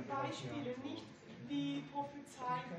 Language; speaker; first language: German; non-native, learner; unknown